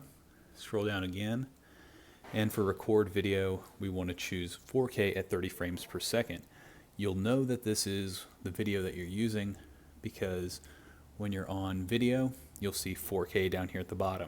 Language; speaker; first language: English; native; English